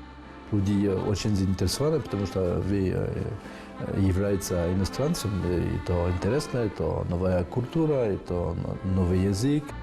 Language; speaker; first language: Russian; non-native, fluent; French